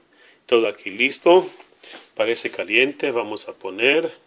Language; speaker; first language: Spanish; non-native, learner; Hebrew